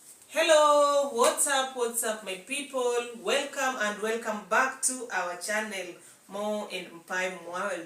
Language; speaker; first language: English; non-native, local second language; Swahili